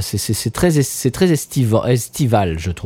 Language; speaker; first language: French; native; French